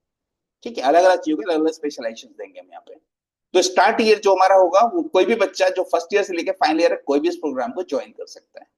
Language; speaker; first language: Hindi; native; Hindi